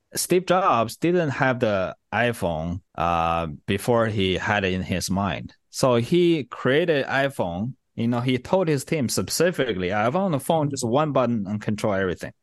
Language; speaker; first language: English; non-native, fluent; Chinese